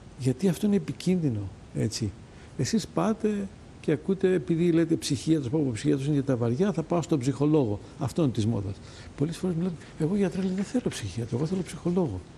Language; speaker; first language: Greek; native; Greek